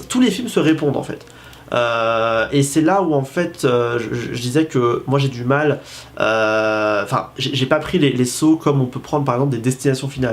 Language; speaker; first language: French; native; French